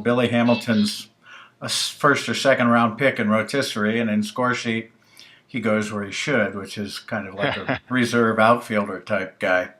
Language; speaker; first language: English; native; English